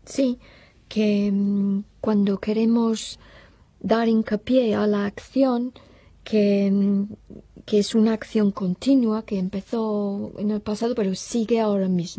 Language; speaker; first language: Spanish; non-native, fluent; English